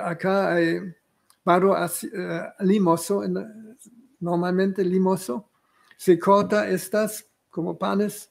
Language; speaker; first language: Spanish; non-native, fluent; German